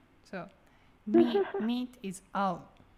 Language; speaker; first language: English; non-native, fluent; Japanese